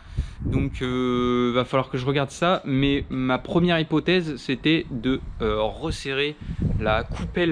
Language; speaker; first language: French; native; French